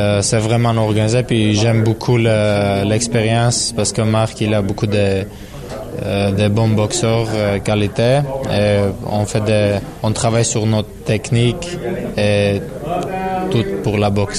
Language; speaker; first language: French; non-native, learner; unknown